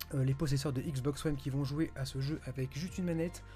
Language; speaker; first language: French; native; French